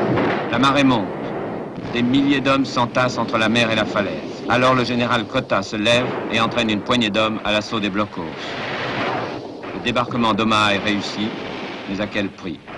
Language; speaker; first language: French; native; French